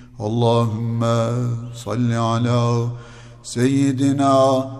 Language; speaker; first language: Turkish; native; Turkish